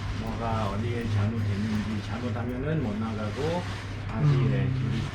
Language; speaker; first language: Korean; non-native, learner; Khmer